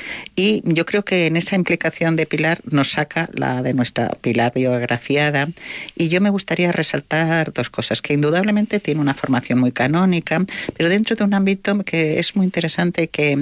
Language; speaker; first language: Spanish; native; Spanish